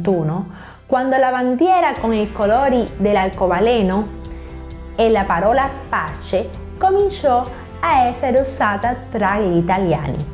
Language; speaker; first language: Italian; non-native, fluent; Spanish